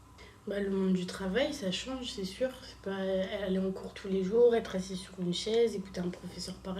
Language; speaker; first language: French; native; French